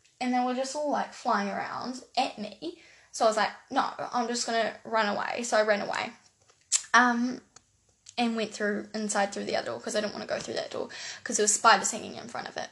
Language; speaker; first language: English; native; English